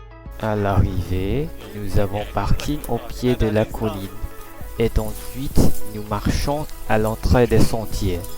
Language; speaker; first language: French; non-native, learner; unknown